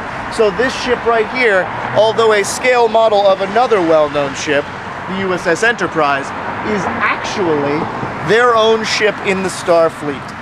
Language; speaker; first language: English; native; English